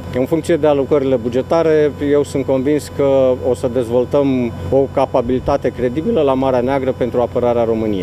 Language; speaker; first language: Romanian; native; Romanian